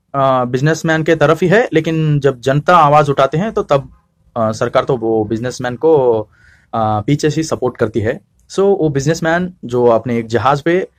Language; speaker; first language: Hindi; non-native, local second language; Kannada